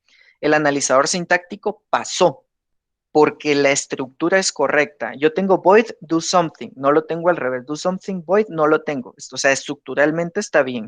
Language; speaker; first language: Spanish; native; Spanish